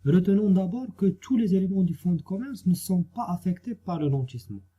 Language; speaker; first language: French; non-native, local second language; Arabic